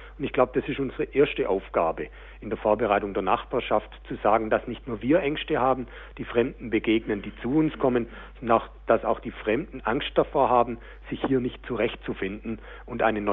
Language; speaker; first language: German; native; German